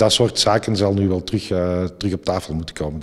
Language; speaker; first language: Dutch; native; Dutch